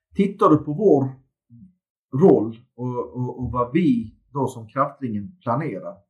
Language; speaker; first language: Swedish; early bilingual, other home language; Turkish